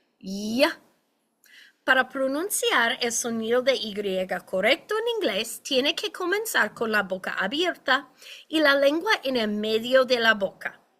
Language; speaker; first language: Spanish; non-native, fluent; English